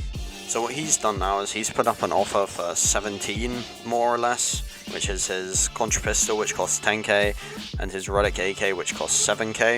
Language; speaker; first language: English; native; English